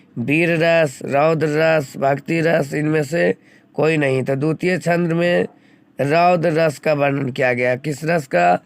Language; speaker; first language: Hindi; native; Hindi